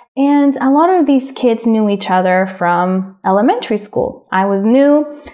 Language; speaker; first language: English; early bilingual, other home language; Spanish